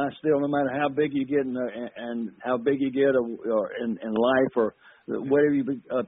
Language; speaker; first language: English; native; English